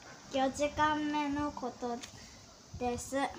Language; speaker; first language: Japanese; early bilingual, heritage; Korean